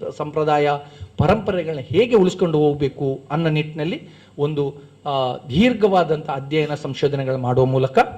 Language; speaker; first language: Kannada; non-native, local second language; Badaga